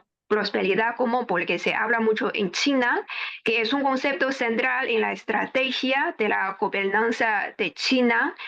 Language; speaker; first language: Spanish; non-native, fluent; Chinese